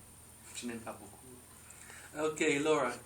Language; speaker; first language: French; non-native, fluent; English